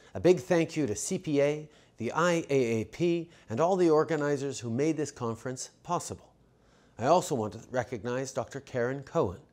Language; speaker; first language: English; early bilingual, other home language; French